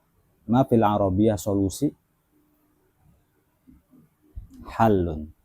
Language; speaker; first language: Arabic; non-native, fluent; Javanese